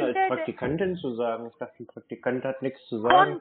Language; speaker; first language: German; native; German